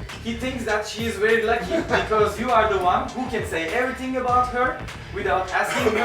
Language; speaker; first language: English; non-native, fluent; Turkish